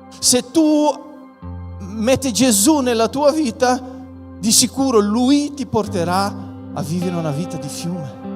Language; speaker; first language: Italian; non-native, fluent; Portuguese